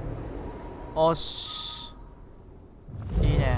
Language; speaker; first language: Japanese; native; Japanese